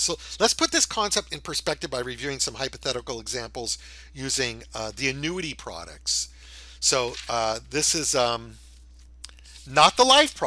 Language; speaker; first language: English; native; English